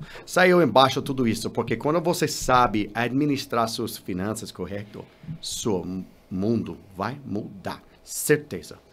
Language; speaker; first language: Portuguese; non-native, learner; English